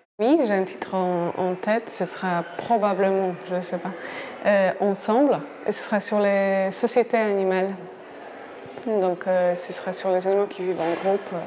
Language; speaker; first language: French; non-native, fluent; Polish